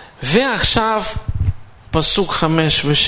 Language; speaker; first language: Hebrew; non-native, fluent; Russian